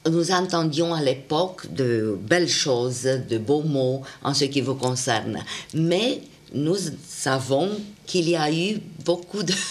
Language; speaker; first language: French; non-native, fluent; Romanian